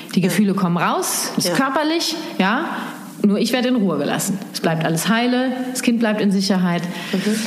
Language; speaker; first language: German; native; German